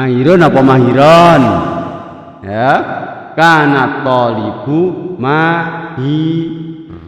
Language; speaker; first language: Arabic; non-native, fluent; Indonesian